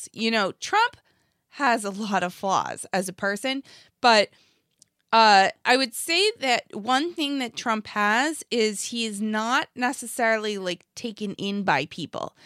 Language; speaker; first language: English; native; English